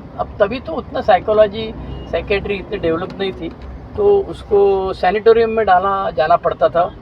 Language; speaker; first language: Hindi; non-native, local second language; Marathi